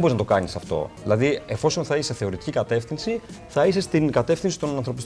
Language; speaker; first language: Greek; native; Greek